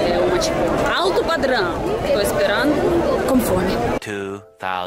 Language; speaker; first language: Portuguese; non-native, fluent; Russian